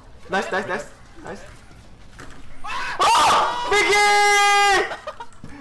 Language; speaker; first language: English; non-native, learner; Korean